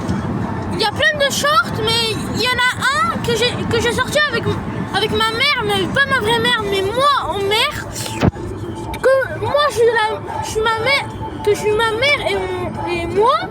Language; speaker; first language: French; early bilingual, other home language; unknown